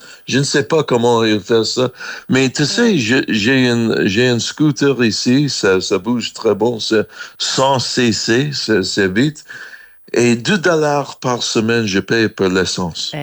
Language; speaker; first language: French; non-native, learner; English